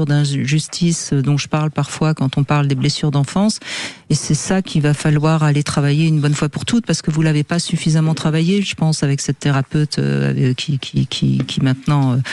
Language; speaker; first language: French; native; French